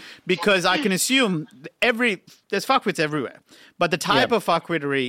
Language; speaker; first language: English; non-native, local second language; Sinhala